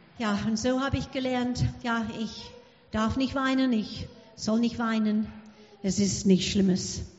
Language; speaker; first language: German; non-native, fluent; English